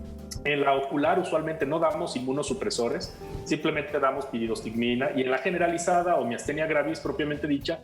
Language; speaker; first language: Spanish; native; Spanish